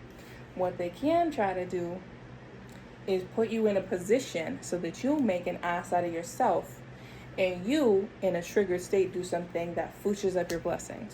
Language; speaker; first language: English; native; English